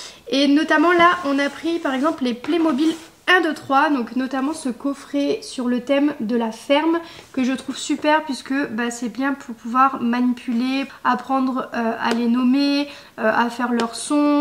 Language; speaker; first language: French; native; French